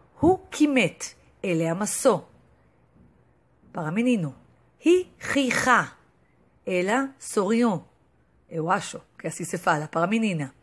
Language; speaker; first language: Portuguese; non-native, fluent; Hebrew